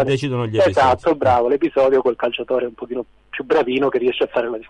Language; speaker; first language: Italian; native; Italian